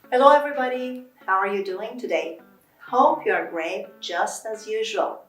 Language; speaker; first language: English; non-native, fluent; Persian